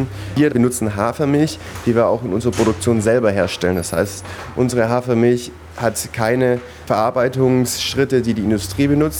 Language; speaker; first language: German; native; German